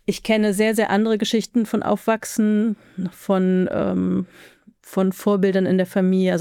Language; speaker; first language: German; native; German